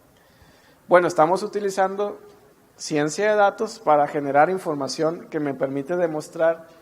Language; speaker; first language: Spanish; native; Spanish